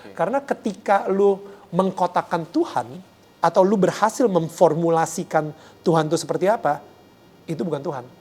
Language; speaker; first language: Indonesian; native; Indonesian